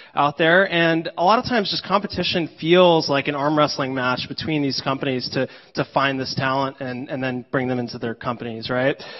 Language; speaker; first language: English; native; English